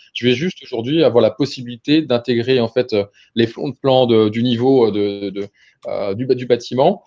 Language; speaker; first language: French; native; French